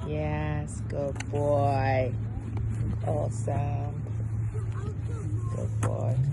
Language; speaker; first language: English; non-native, fluent; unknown